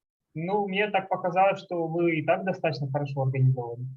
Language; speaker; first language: Russian; native; Russian